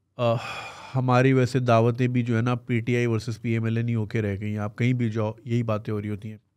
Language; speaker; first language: Urdu; native; Urdu